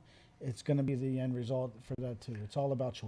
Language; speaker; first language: English; native; English